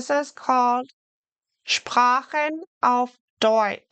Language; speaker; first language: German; non-native, fluent; English